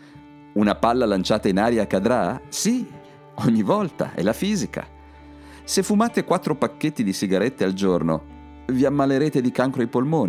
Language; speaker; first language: Italian; native; Italian